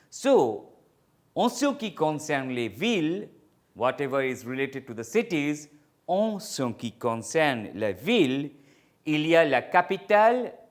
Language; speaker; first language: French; non-native, fluent; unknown